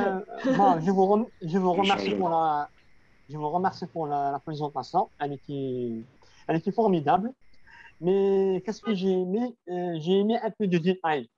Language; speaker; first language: French; non-native, local second language; Arabic